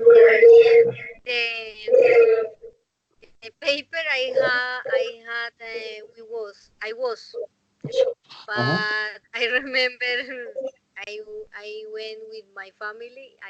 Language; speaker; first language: English; non-native, learner; Spanish